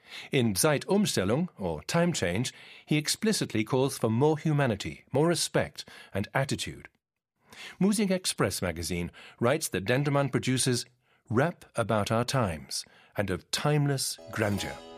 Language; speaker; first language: English; native; English